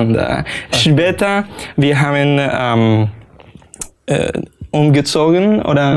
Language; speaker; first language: German; non-native, learner; Spanish